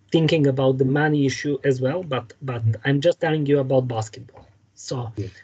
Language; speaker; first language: English; non-native, fluent; Serbian